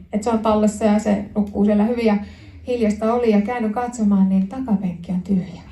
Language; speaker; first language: Finnish; native; Finnish